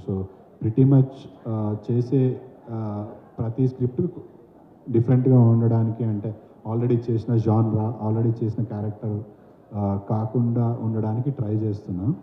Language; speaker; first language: Telugu; native; Telugu